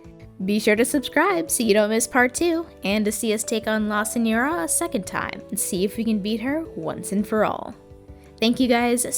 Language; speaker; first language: English; native; English